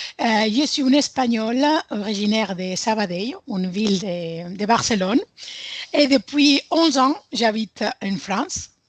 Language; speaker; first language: French; non-native, fluent; Spanish